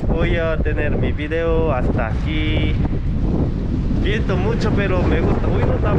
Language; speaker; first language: Spanish; non-native, learner; Korean